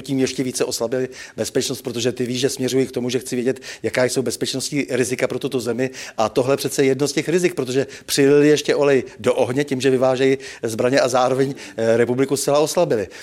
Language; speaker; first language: Czech; native; Czech